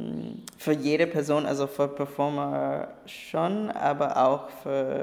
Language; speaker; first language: German; non-native, learner; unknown